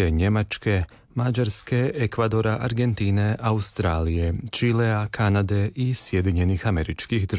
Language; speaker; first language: Serbian; native; Serbian